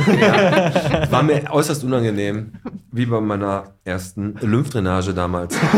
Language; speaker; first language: German; native; German